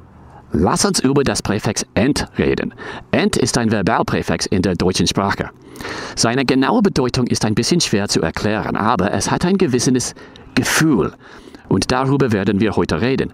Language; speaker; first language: German; non-native, fluent; English